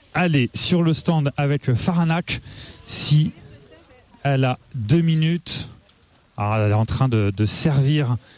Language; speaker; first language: French; native; French